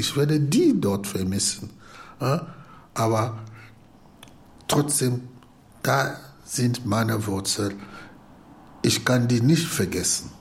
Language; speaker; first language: German; non-native, fluent; Lingala